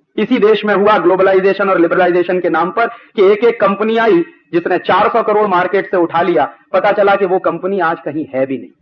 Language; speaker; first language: Hindi; native; Hindi